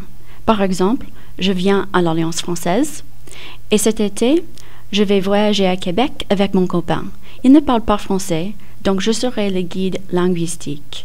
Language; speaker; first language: French; non-native, fluent; English